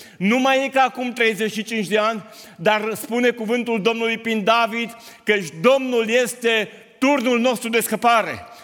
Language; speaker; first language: Romanian; non-native, local second language; Hungarian